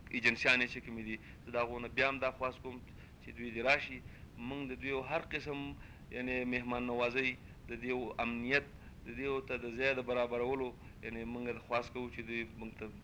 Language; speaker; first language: Pashto; non-native, local second language; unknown